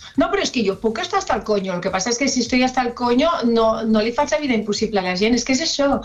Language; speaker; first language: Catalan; non-native, local second language; Spanish